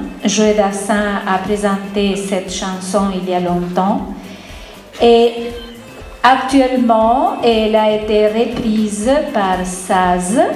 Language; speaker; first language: French; non-native, fluent; Spanish